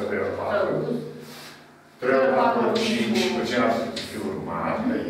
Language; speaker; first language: Romanian; native; Romanian